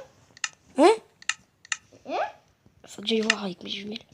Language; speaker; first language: French; native; French